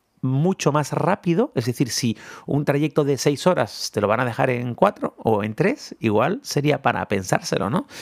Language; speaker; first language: Spanish; native; Spanish